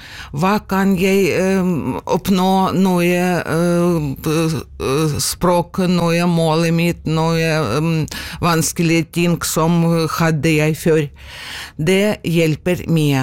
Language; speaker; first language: Norwegian; non-native, learner; Ukrainian